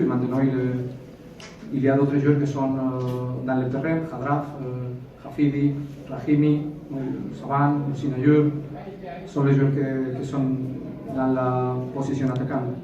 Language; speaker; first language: French; non-native, fluent; Spanish